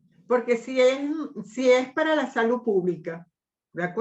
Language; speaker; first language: Spanish; native; Spanish